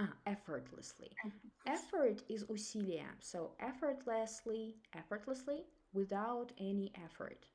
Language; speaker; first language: English; non-native, fluent; Russian